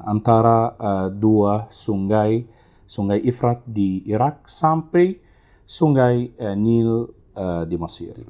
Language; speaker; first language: Indonesian; non-native, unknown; Arabic